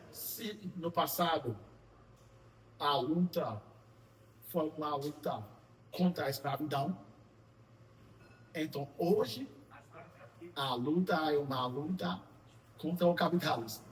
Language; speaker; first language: Portuguese; non-native, fluent; Haitian Creole